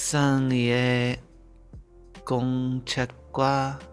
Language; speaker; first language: Korean; non-native, learner; English